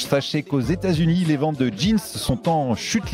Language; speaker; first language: French; native; French